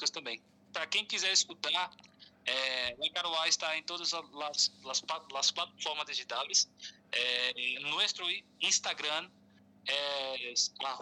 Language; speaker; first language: Spanish; non-native, learner; Portuguese